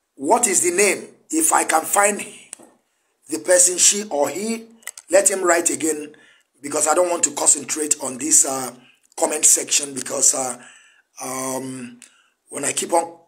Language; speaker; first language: English; non-native, local second language; Igbo